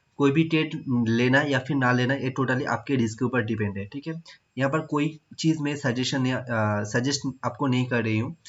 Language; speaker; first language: Hindi; non-native, local second language; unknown